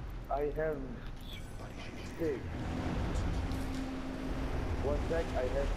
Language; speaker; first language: English; non-native, learner; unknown